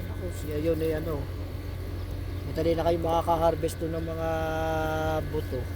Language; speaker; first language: Filipino; native; Filipino